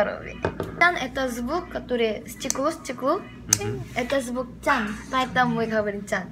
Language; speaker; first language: Russian; non-native, learner; Korean